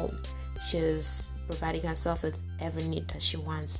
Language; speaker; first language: English; non-native, local second language; Swahili